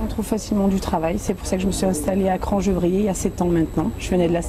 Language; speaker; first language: French; native; French